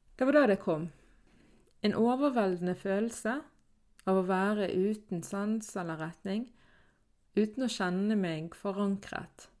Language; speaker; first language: Norwegian; early bilingual, other home language; Arabic